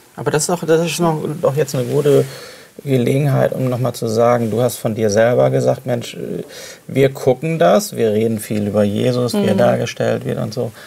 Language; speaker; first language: German; native; German